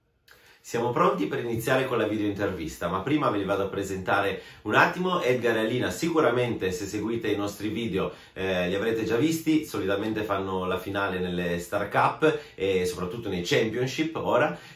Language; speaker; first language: Italian; native; Italian